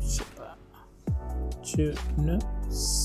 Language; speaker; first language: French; non-native, learner; Hindi